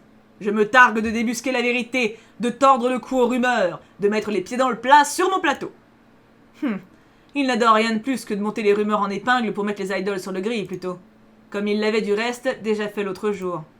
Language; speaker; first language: French; native; French